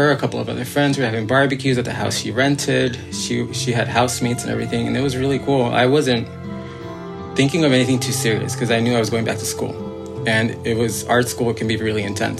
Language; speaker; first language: English; native; English